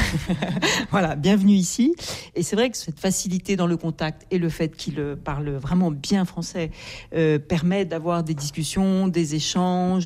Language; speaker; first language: French; native; French